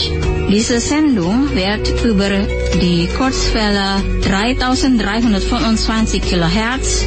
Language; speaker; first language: German; non-native, fluent; Indonesian